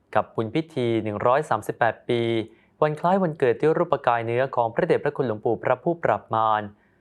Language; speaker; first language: Thai; native; Thai